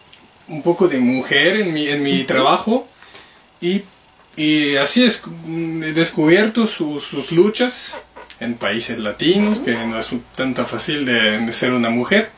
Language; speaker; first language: Spanish; non-native, fluent; French